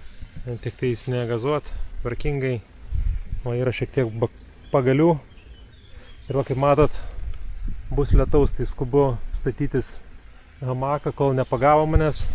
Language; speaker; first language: Lithuanian; native; Lithuanian